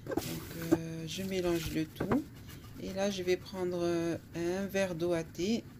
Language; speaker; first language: French; non-native, local second language; Arabic